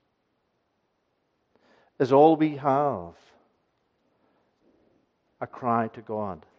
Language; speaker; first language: English; native; English